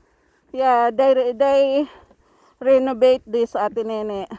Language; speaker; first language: English; non-native, local second language; Filipino